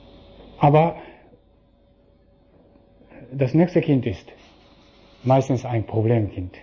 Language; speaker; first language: German; non-native, fluent; Japanese